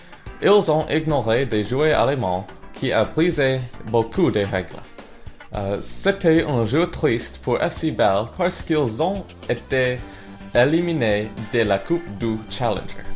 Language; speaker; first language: French; non-native, learner; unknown